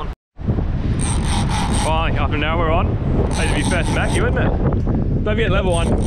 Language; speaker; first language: English; native; English